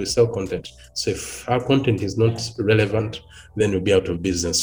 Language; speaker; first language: English; non-native, local second language; Ganda